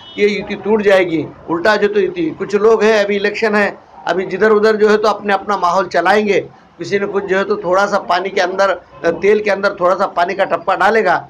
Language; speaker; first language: Hindi; non-native, local second language; Marathi